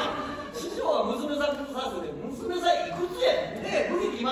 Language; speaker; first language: Japanese; native; Japanese